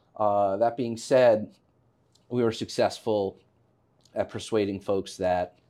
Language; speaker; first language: English; native; English